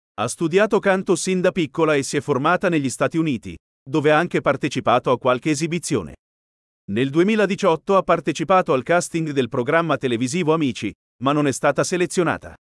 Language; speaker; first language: Italian; native; Italian